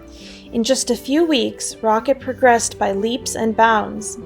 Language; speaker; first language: English; native; English